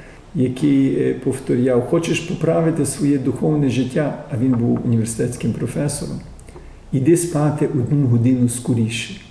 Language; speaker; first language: Ukrainian; early bilingual, heritage; Ukrainian